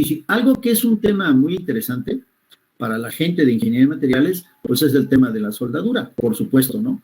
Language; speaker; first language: Spanish; native; Spanish